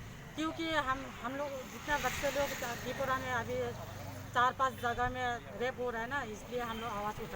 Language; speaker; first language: Hindi; non-native, local second language; Kok Borok